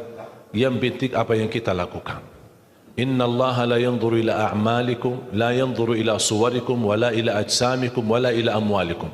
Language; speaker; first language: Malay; non-native, fluent; Arabic